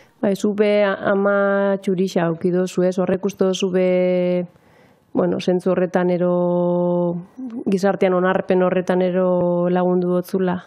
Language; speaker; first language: Basque; native; Basque